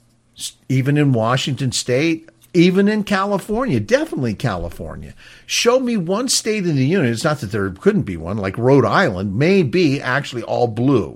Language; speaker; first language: English; native; English